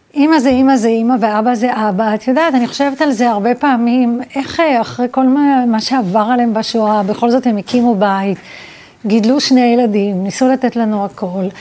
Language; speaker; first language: Hebrew; early bilingual, other home language; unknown